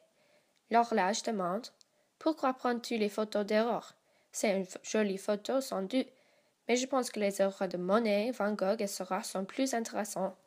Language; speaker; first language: French; non-native, learner; English